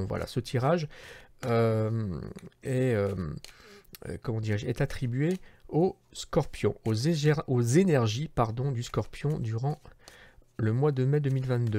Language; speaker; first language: French; native; French